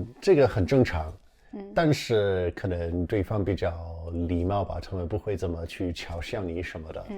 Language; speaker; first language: Chinese; non-native, fluent; English